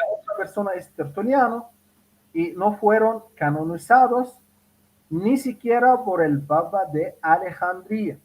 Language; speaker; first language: Spanish; non-native, fluent; Arabic